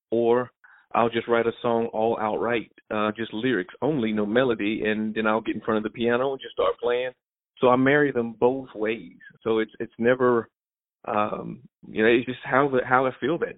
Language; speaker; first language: English; native; English